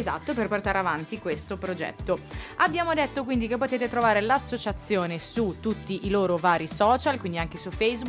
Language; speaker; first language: Italian; native; Italian